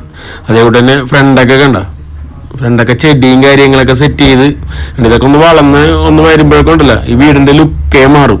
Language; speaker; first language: Malayalam; native; Malayalam